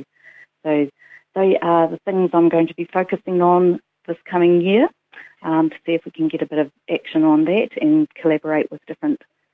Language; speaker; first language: English; native; English